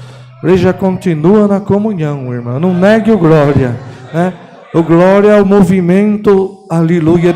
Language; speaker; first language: Portuguese; native; Portuguese